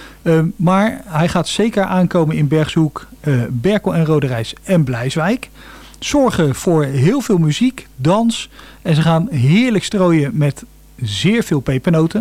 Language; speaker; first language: Dutch; native; Dutch